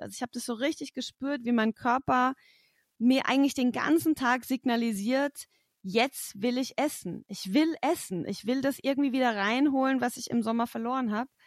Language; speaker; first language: German; native; German